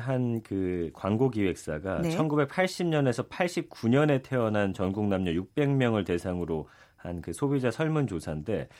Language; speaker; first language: Korean; native; Korean